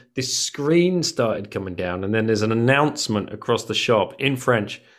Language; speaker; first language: English; native; English